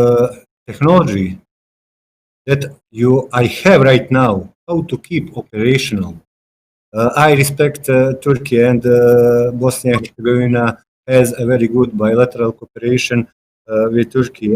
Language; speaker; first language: English; non-native, fluent; Bosnian